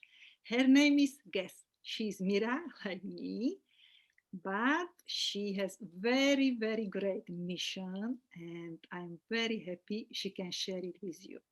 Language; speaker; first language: English; non-native, fluent; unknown